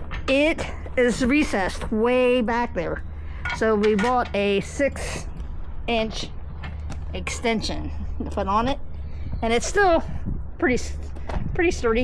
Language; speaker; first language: English; native; English